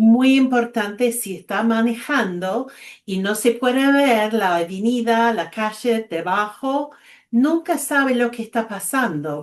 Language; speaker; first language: Spanish; non-native, fluent; English